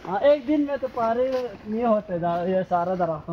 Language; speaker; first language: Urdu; non-native, local second language; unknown